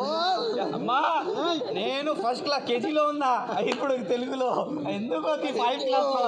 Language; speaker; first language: Telugu; non-native, learner; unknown